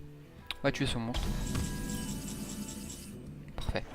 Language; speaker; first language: French; native; French